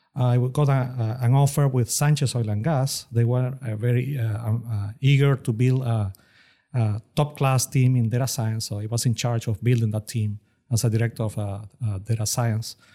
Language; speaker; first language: English; non-native, fluent; Spanish